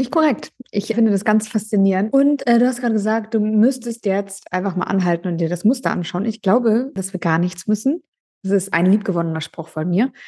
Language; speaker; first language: German; native; German